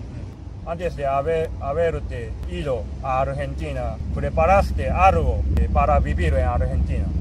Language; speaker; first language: Spanish; non-native, fluent; Japanese